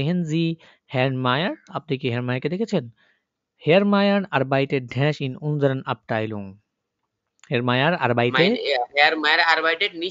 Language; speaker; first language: German; non-native, learner; Bangla